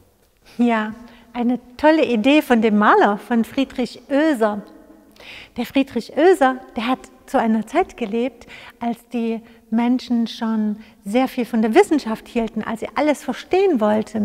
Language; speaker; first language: German; native; German